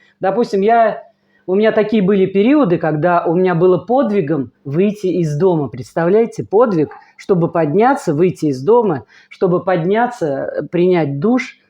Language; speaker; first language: Russian; native; Russian